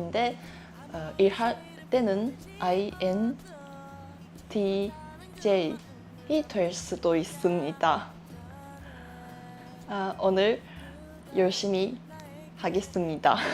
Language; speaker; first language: Korean; non-native, learner; Japanese